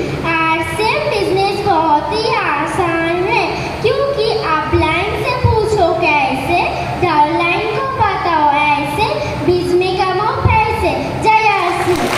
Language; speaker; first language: Hindi; non-native, local second language; Bangla